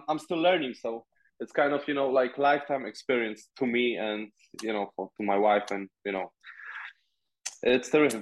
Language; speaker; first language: English; non-native, fluent; Polish